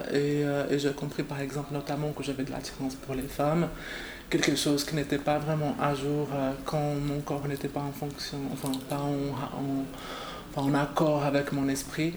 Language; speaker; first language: French; non-native, fluent; Portuguese